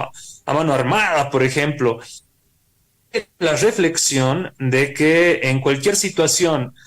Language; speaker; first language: Spanish; native; Spanish